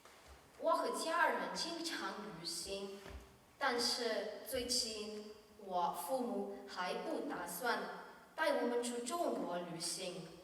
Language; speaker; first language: Chinese; non-native, learner; Slovenian